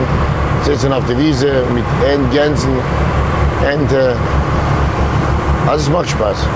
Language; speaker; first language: German; non-native, local second language; Turkish